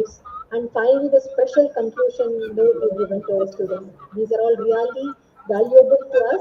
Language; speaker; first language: English; non-native, local second language; Tamil